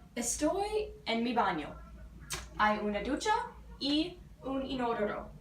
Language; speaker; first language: Spanish; non-native, learner; English